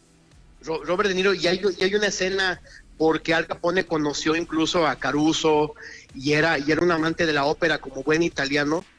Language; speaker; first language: Spanish; native; Spanish